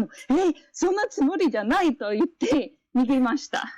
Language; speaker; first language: Japanese; non-native, fluent; English